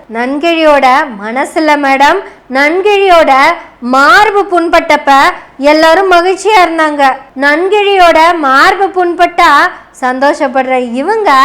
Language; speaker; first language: Tamil; non-native, local second language; Malayalam